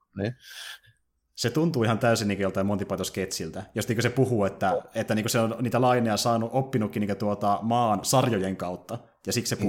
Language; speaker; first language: Finnish; native; Finnish